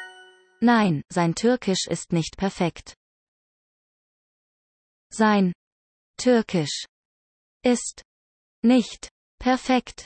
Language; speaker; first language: German; non-native, learner; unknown